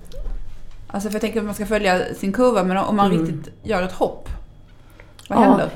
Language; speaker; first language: Swedish; native; Swedish